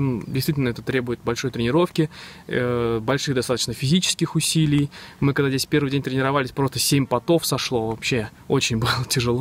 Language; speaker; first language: Russian; native; Russian